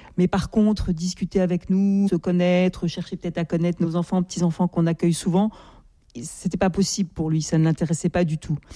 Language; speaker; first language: French; native; French